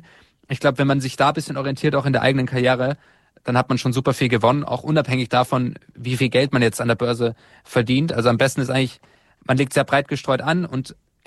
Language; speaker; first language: German; native; German